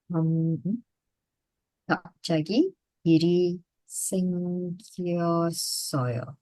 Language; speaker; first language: Korean; non-native, learner; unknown